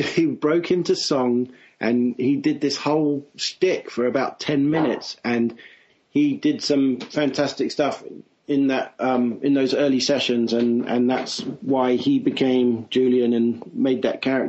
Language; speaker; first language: English; native; English